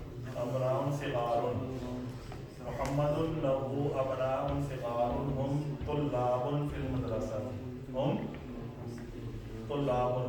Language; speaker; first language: Arabic; non-native, fluent; Urdu